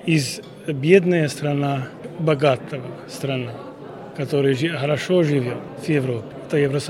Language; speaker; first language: Russian; non-native, fluent; Finnish